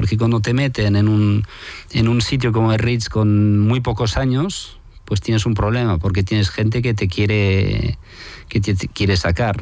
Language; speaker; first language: Spanish; non-native, fluent; French